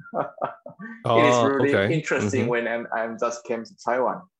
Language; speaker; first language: English; non-native, local second language; Chinese